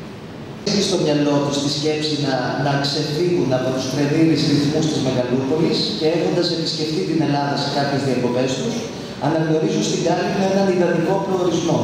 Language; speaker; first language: Greek; native; Greek